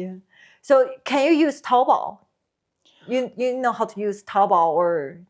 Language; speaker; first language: English; non-native, learner; Chinese